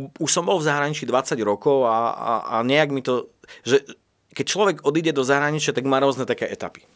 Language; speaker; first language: Slovak; native; Slovak